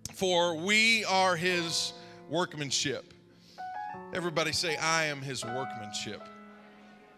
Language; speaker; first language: English; native; English